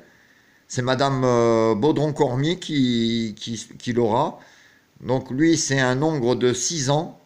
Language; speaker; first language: French; native; French